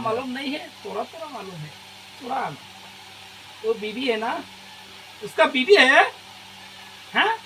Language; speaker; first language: Hindi; non-native, learner; Bangla